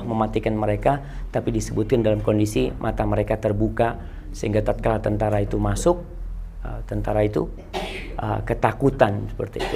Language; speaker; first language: Indonesian; native; Indonesian